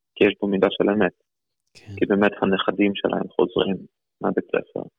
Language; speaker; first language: Hebrew; early bilingual, other home language; Russian